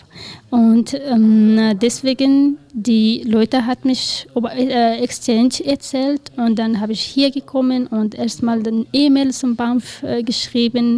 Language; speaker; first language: German; non-native, learner; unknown